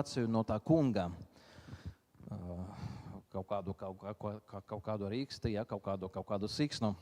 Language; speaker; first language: Latvian; non-native, local second language; Russian